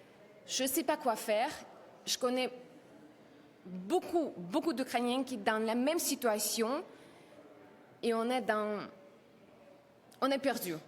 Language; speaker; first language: French; non-native, learner; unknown